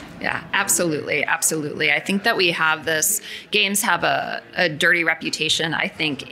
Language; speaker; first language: English; native; English